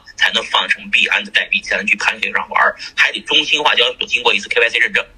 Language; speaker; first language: Chinese; native; Chinese